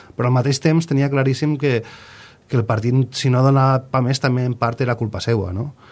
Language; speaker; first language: Catalan; native; Catalan